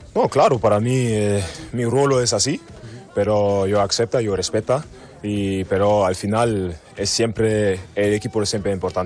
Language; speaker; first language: Spanish; non-native, learner; German